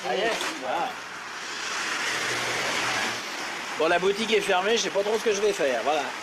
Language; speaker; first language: French; native; French